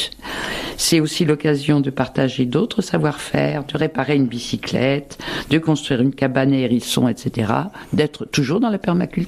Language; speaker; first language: French; native; French